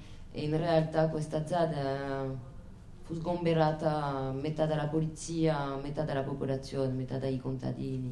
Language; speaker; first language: Italian; non-native, fluent; French